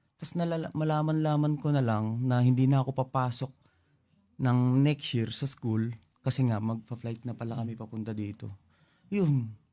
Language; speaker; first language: Filipino; non-native, local second language; Pampanga